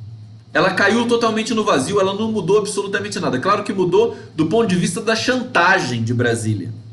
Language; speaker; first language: Portuguese; native; Portuguese